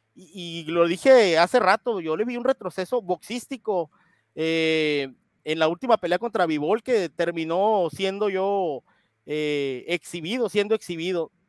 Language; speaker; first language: Spanish; native; Spanish